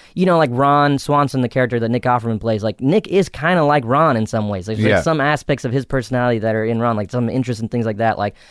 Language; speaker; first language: English; native; English